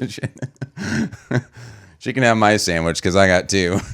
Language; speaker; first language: English; native; English